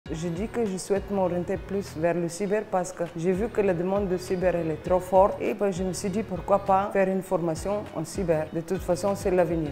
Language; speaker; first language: French; non-native, fluent; Bulgarian